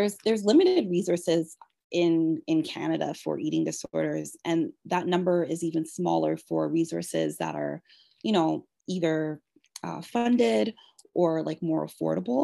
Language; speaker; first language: English; native; English